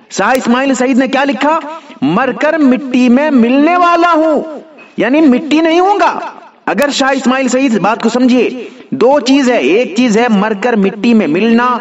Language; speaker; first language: Urdu; native; Urdu